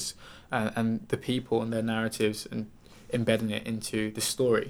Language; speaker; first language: English; native; English